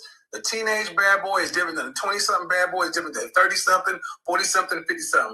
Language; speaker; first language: English; native; English